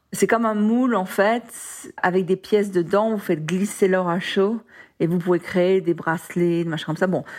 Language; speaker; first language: French; native; French